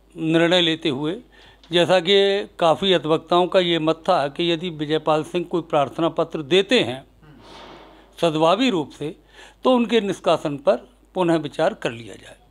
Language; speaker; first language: Hindi; native; Hindi